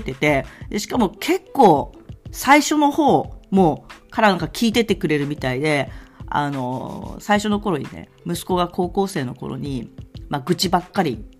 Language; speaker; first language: Japanese; native; Japanese